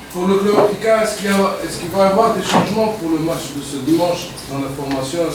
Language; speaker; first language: French; non-native, local second language; Arabic